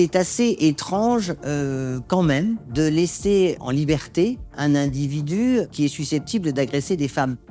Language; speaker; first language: French; native; French